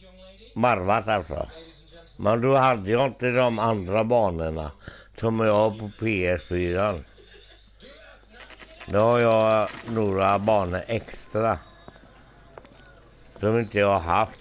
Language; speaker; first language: Swedish; non-native, local second language; Finnish